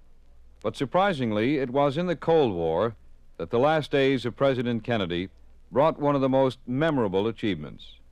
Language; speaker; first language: English; native; English